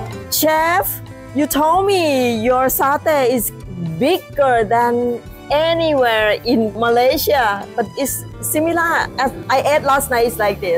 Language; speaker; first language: English; non-native, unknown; Thai